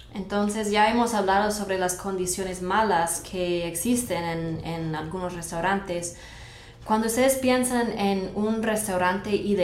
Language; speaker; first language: Spanish; non-native, fluent; English